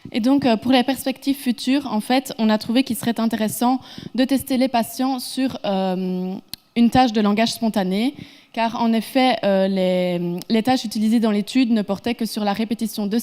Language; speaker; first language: French; native; French